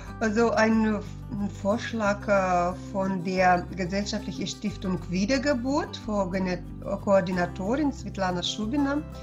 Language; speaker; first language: German; non-native, fluent; Russian